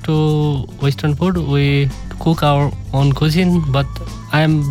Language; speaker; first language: English; non-native, local second language; Nepali